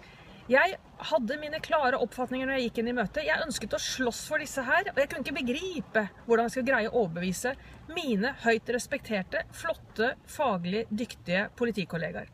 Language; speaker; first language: Norwegian; native; Norwegian